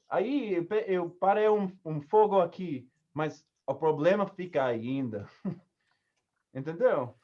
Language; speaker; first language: Portuguese; non-native, learner; English